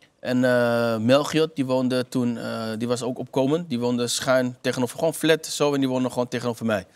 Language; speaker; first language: Dutch; native; Dutch